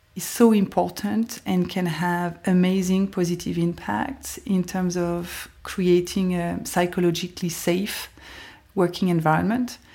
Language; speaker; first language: English; non-native, fluent; French